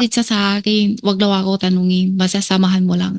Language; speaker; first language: Filipino; early bilingual, other home language; Chinese